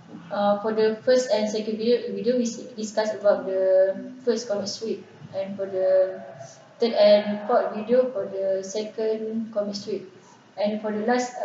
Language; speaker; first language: English; non-native, local second language; Malay